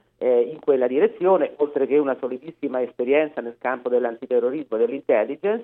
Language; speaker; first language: Italian; native; Italian